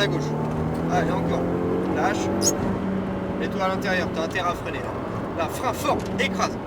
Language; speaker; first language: French; native; French